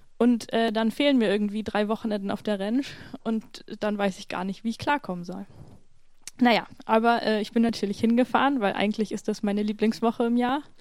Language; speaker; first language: German; native; German